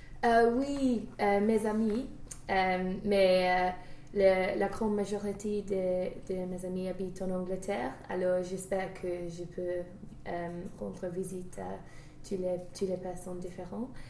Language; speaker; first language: French; non-native, learner; English